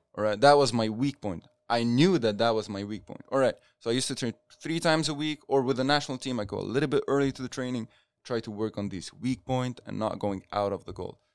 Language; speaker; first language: English; non-native, fluent; Arabic